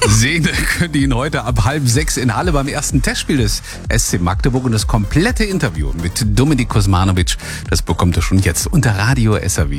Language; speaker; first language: German; native; German